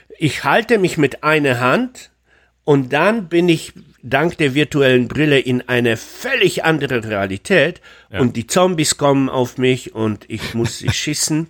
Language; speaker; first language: German; non-native, fluent; Polish